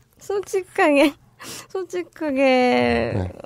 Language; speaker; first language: Korean; non-native, learner; Japanese